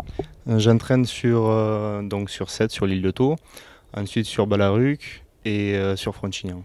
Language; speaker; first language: French; native; French